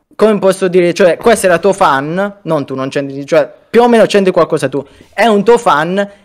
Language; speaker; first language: Italian; native; Italian